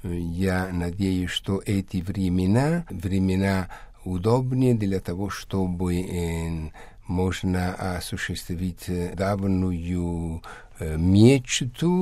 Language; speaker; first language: Russian; non-native, fluent; Italian